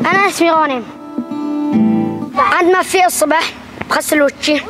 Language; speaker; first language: Arabic; native; Arabic